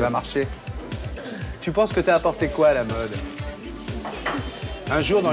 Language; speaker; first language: French; native; French